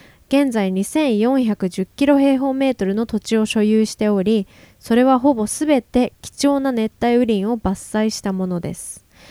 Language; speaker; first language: Japanese; native; Japanese